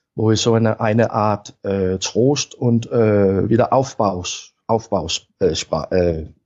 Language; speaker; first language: German; non-native, fluent; Danish